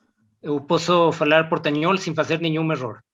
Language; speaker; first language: Portuguese; non-native, learner; Spanish